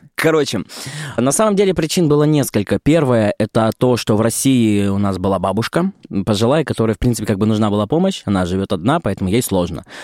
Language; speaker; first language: Russian; native; Russian